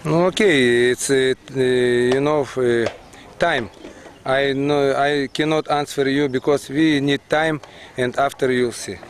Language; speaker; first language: English; non-native, learner; Ukrainian